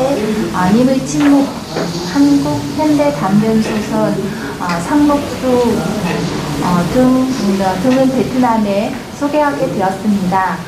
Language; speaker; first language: Korean; non-native, fluent; Vietnamese